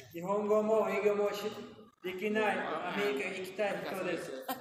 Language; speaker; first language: Japanese; non-native, learner; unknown